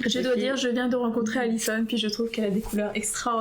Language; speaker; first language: French; native; French